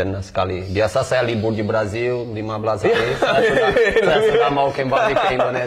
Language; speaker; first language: Indonesian; non-native, fluent; Portuguese